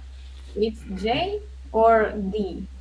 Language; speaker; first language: English; non-native, learner; Russian